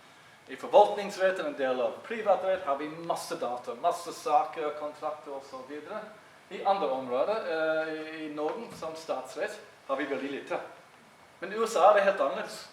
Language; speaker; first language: Norwegian; non-native, fluent; English